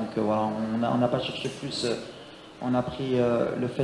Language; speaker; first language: French; non-native, local second language; Arabic